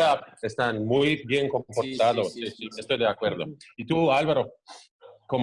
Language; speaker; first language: Spanish; non-native, fluent; Croatian